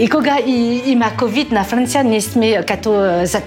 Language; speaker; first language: Bulgarian; non-native, learner; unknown